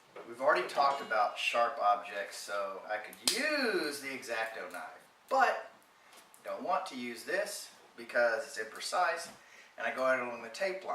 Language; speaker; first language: English; native; English